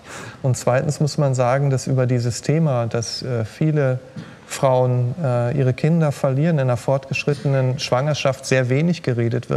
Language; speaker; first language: German; native; German